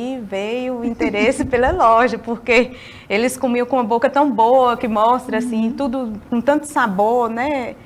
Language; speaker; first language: Portuguese; native; Portuguese